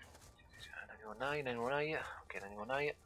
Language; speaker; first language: Japanese; non-native, learner; French